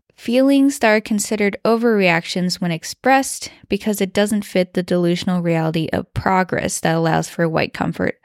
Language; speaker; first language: English; early bilingual, other home language; Chinese